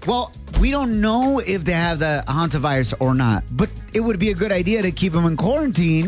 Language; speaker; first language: English; early bilingual, other home language; Spanish